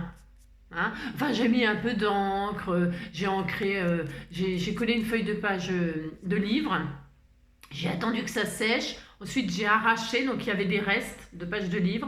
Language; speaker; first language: French; native; French